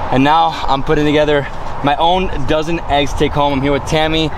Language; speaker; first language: English; native; English